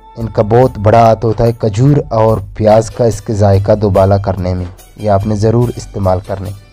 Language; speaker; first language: Urdu; non-native, local second language; Baluchi